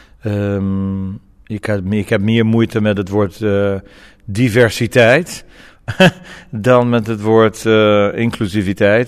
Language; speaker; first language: Dutch; non-native, fluent; Portuguese